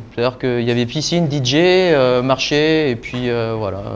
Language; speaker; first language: French; native; French